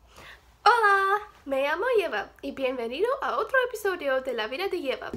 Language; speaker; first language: Spanish; non-native, learner; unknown